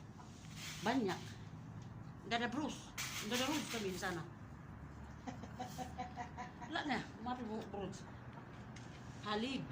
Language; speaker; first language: Indonesian; non-native, learner; Cebuano